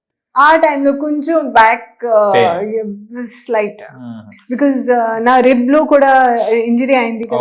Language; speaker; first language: Telugu; non-native, learner; Hindi